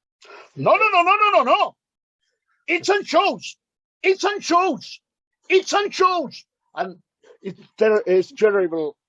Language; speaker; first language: English; non-native, learner; Spanish